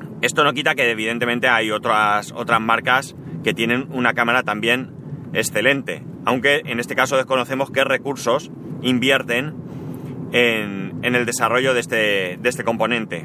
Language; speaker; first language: Spanish; native; Spanish